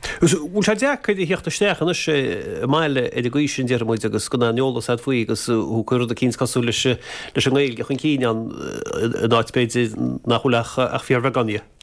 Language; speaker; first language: Irish; native; Irish